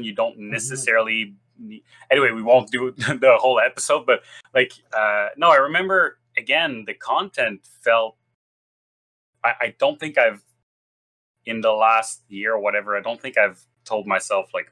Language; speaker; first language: English; non-native, fluent; French